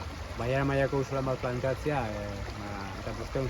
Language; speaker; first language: Basque; native; Basque